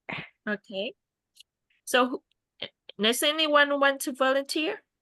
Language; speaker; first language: English; non-native, fluent; Vietnamese